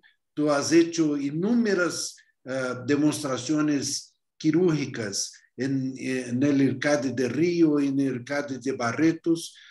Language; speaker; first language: Spanish; non-native, fluent; Portuguese